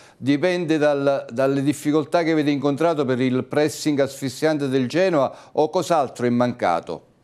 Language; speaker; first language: Italian; native; Italian